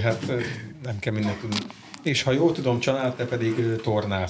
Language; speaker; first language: Hungarian; native; Hungarian